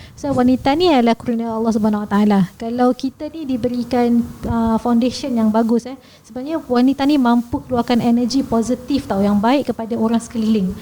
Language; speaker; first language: Malay; native; Malay